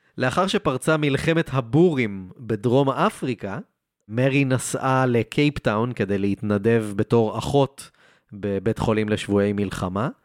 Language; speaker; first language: Hebrew; native; Hebrew